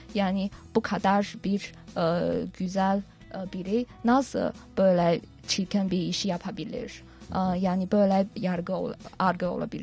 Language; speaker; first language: Turkish; non-native, learner; Chinese